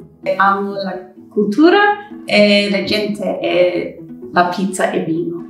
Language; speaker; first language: Italian; non-native, learner; English